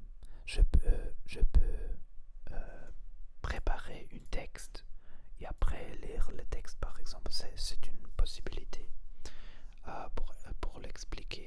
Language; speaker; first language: French; non-native, learner; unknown